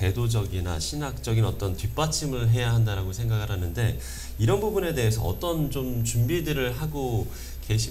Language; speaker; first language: Korean; native; Korean